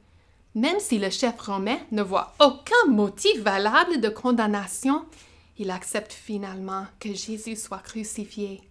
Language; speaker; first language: French; native; French